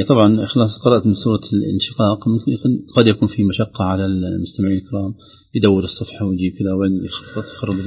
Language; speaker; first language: Arabic; native; Arabic